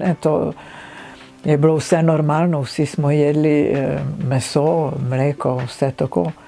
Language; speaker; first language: Slovenian; non-native, fluent; Italian